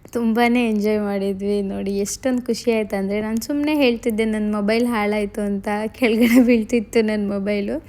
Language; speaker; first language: Kannada; non-native, local second language; Tulu